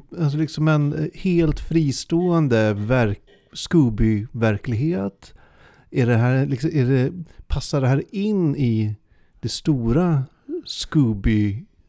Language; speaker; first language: Swedish; native; Swedish